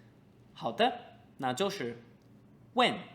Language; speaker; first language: Chinese; non-native, fluent; English